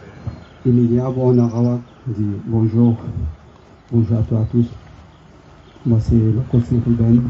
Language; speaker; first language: French; non-native, local second language; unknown